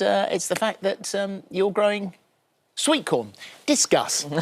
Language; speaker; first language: English; native; English